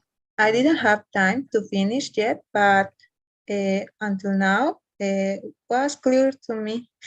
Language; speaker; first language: English; non-native, learner; Spanish